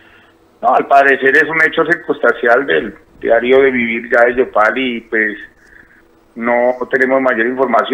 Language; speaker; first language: Spanish; native; Spanish